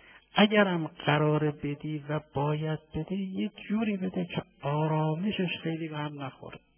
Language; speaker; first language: Persian; native; Persian